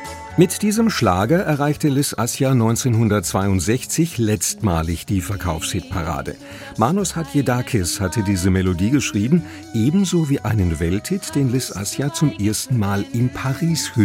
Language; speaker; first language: German; native; German